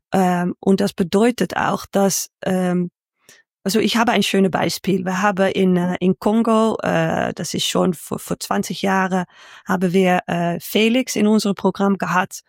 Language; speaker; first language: German; non-native, learner; Dutch